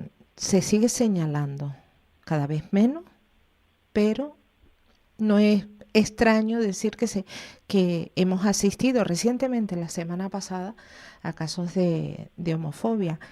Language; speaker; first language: Spanish; native; Spanish